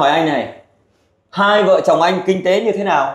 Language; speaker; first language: Vietnamese; native; Vietnamese